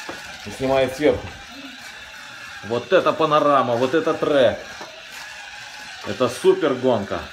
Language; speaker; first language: Russian; native; Russian